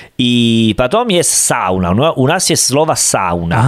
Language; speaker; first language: Russian; non-native, learner; Italian